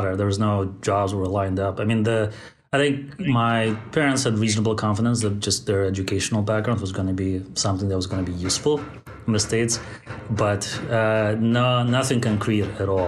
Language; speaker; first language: English; non-native, fluent; Russian